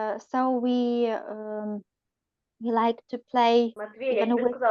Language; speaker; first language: English; non-native, learner; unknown